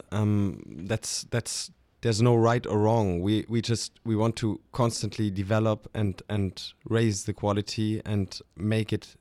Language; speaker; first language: English; non-native, fluent; German